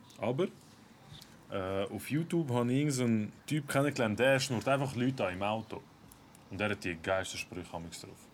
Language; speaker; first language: German; early bilingual, other home language; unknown